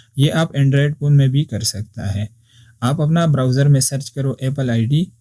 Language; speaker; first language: Urdu; non-native, local second language; Pashto